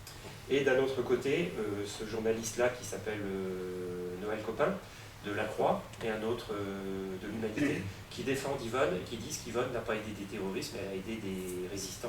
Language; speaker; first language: French; native; French